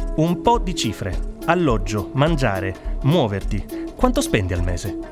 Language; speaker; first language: Italian; native; Italian